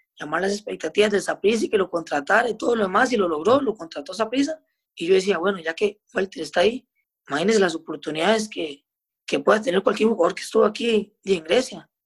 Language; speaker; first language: Spanish; native; Spanish